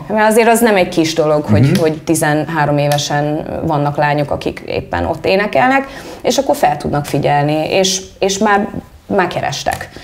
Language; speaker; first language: Hungarian; early bilingual, heritage; English